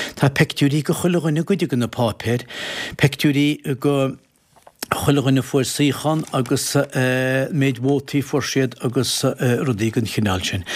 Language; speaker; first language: Irish; native; Irish